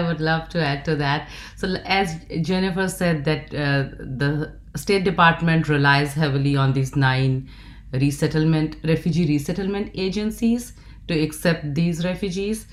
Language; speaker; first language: English; non-native, local second language; Urdu